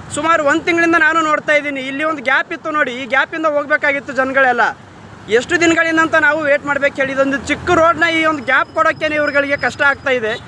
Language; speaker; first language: Kannada; native; Kannada